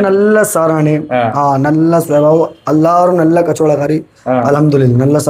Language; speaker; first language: Malayalam; non-native, local second language; Hindi